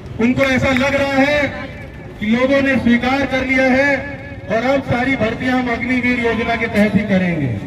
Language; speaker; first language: Hindi; native; Hindi